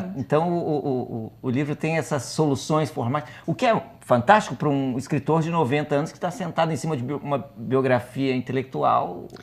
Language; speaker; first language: Portuguese; native; Portuguese